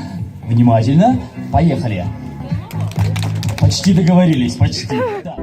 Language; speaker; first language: Russian; native; Russian